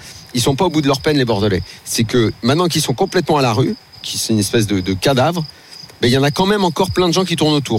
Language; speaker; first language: French; native; French